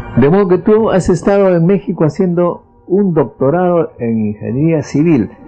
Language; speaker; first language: Spanish; native; Spanish